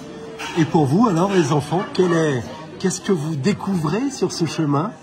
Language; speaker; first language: French; native; French